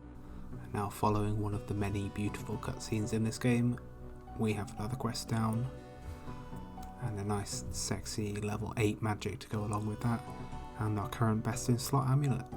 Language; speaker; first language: English; native; English